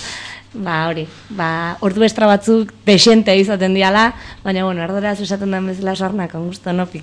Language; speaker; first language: Basque; native; Basque